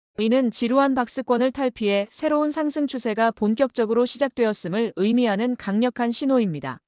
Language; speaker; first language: Korean; native; Korean